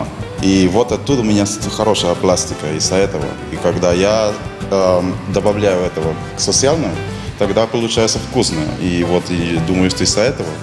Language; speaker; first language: Russian; non-native, fluent; Spanish